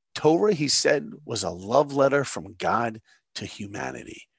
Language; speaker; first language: English; native; English